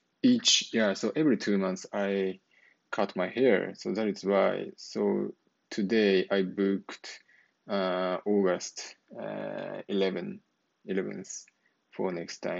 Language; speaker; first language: English; non-native, learner; Japanese